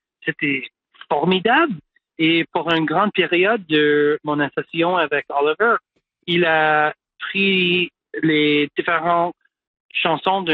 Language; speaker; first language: French; non-native, local second language; English